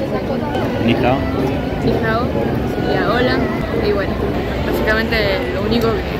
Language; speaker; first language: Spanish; non-native, fluent; French